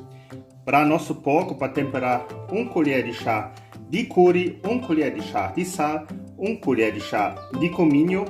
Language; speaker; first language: Portuguese; non-native, learner; German